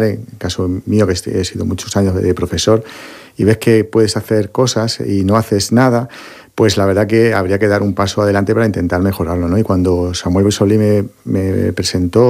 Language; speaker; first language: Spanish; native; Spanish